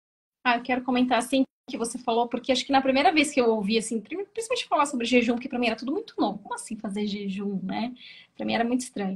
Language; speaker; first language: Portuguese; native; Portuguese